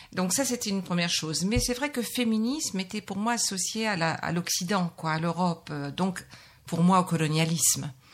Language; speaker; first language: French; native; French